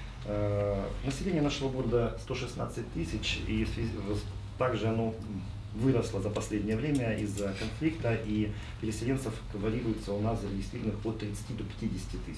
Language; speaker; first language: Russian; native; Russian